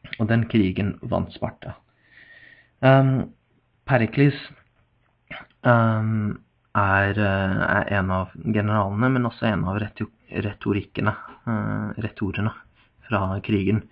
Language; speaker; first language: Norwegian; non-native, fluent; English